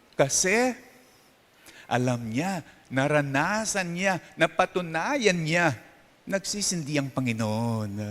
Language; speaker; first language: Filipino; non-native, local second language; Pampanga